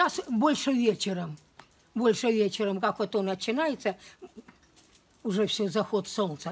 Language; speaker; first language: Russian; native; Russian